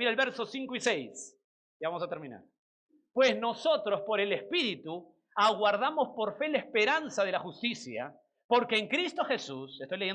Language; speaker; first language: Spanish; native; Spanish